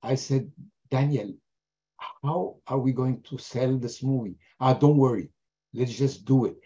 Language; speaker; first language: English; non-native, fluent; German